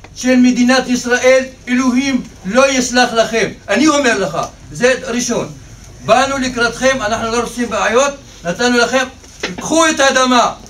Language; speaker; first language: Hebrew; non-native, local second language; Arabic